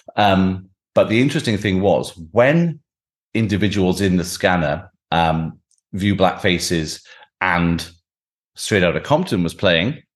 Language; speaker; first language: English; native; English